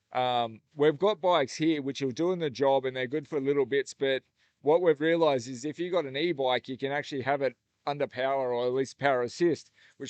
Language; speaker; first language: English; native; English